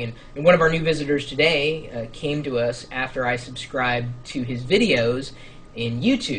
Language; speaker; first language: English; native; English